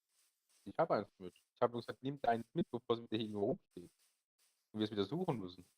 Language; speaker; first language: German; native; German